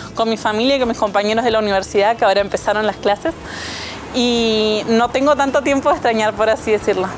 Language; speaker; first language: Spanish; native; Spanish